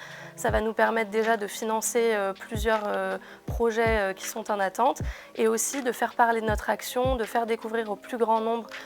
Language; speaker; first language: French; native; French